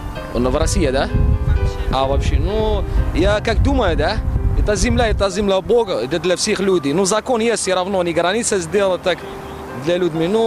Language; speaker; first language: Russian; non-native, learner; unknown